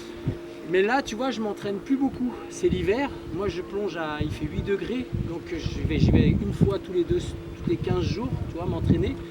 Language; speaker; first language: French; native; French